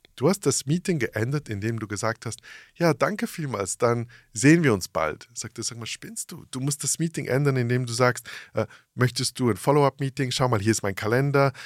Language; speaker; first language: German; early bilingual, heritage; English